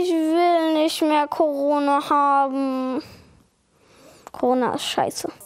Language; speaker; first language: German; early bilingual, other home language; Arabic